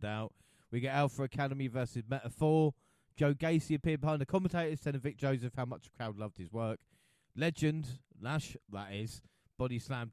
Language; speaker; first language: English; native; English